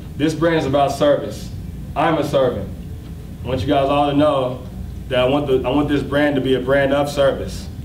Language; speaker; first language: English; native; English